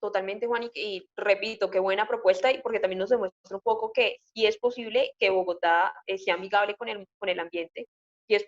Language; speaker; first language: Spanish; native; Spanish